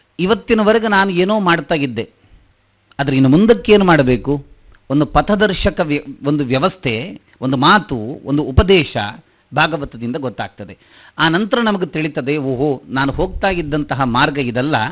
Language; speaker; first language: Kannada; non-native, local second language; Tulu